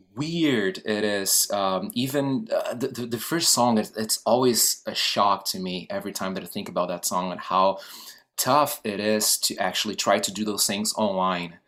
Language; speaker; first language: English; non-native, fluent; Portuguese